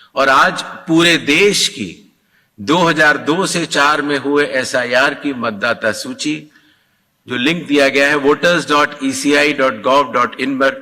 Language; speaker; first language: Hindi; native; Hindi